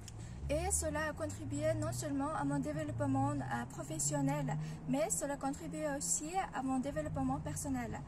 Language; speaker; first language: French; non-native, fluent; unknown